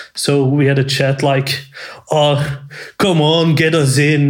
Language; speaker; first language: English; non-native, fluent; Dutch